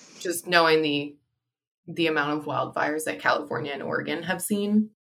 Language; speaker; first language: English; native; English